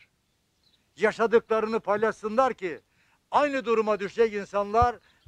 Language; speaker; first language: Turkish; native; Turkish